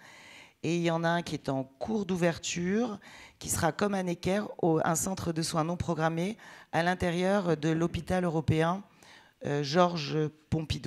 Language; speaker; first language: French; native; French